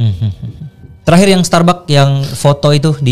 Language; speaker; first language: Indonesian; native; Indonesian